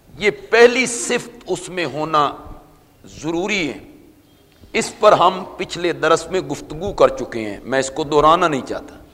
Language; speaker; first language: Urdu; non-native, local second language; Punjabi